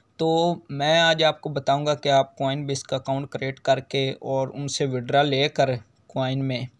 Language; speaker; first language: Hindi; native; Hindi